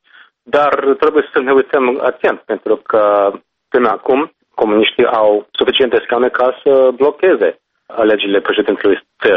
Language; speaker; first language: Romanian; non-native, fluent; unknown